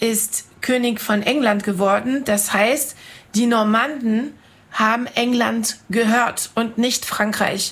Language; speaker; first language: German; non-native, fluent; French